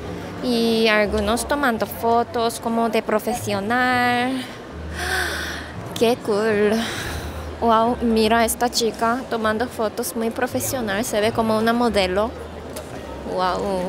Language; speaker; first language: Spanish; non-native, fluent; Korean